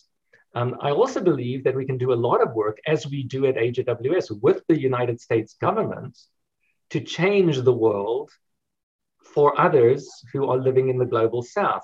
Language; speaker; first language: English; native; English